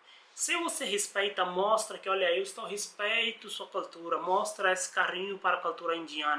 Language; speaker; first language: Portuguese; non-native, learner; Hindi